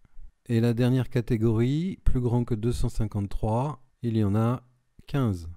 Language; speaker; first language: French; native; French